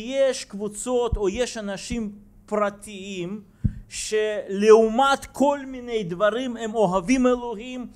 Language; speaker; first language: Hebrew; non-native, fluent; Russian